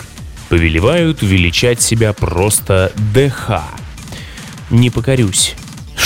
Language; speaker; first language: Russian; native; Russian